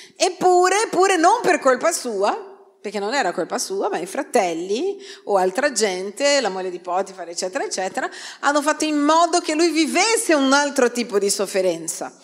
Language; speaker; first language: Italian; non-native, fluent; Portuguese